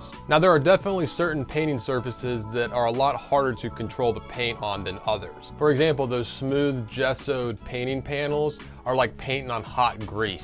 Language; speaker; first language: English; native; English